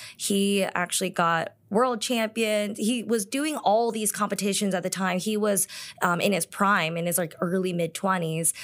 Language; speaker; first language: English; early bilingual, other home language; Korean